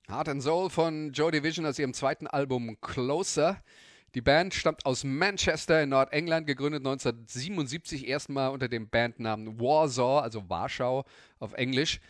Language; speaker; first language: German; native; German